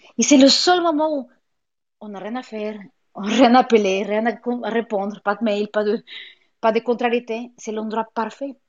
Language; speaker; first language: French; non-native, fluent; Spanish